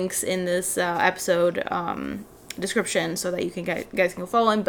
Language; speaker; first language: English; non-native, fluent; Swedish